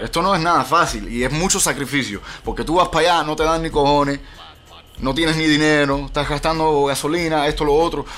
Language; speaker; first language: Spanish; early bilingual, heritage; Spanish